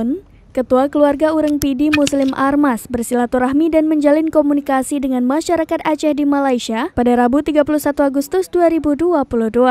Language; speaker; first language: Indonesian; non-native, local second language; Achinese